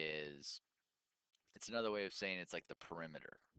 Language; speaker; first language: English; native; English